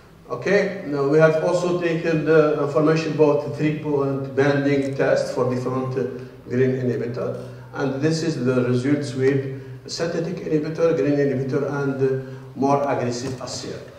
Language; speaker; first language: English; non-native, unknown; Arabic